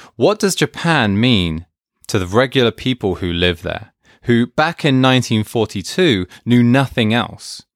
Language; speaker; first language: English; native; English